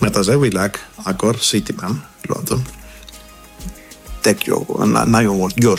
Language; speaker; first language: Hungarian; non-native, learner; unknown